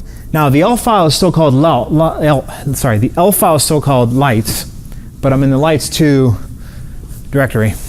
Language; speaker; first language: English; native; English